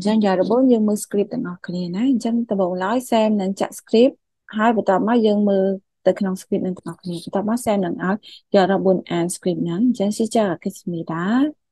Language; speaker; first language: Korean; non-native, fluent; Khmer